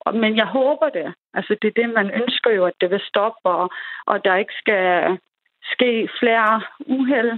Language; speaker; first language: Danish; early bilingual, other home language; Persian